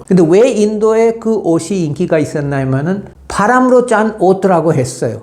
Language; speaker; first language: Korean; non-native, fluent; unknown